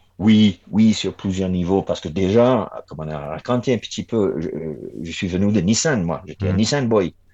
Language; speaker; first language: French; non-native, fluent; English